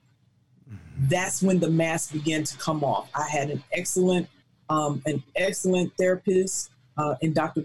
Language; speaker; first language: English; native; English